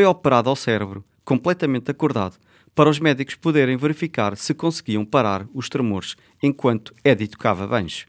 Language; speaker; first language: Portuguese; native; Portuguese